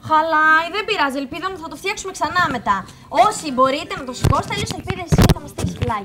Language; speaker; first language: Greek; native; Greek